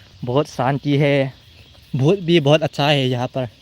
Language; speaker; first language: Hindi; non-native, local second language; Thado Chin